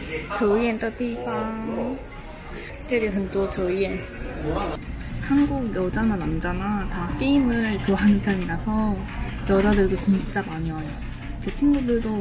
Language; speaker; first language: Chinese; non-native, learner; Korean